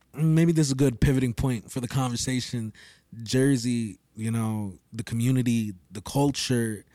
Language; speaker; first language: English; early bilingual, other home language; Spanish